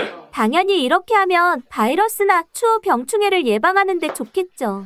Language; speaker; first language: Korean; native; Korean